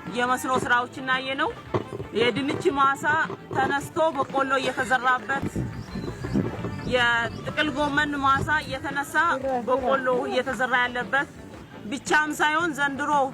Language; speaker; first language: Amharic; non-native, local second language; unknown